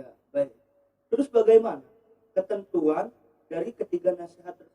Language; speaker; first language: Indonesian; native; Indonesian